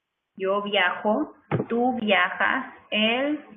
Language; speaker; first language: Spanish; non-native, fluent; English